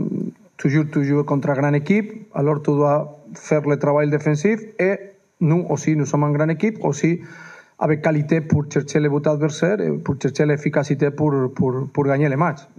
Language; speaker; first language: French; non-native, fluent; Spanish